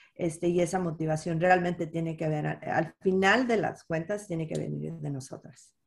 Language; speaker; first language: Spanish; early bilingual, heritage; Spanish